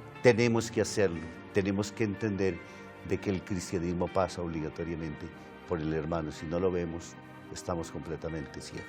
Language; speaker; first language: Spanish; native; Spanish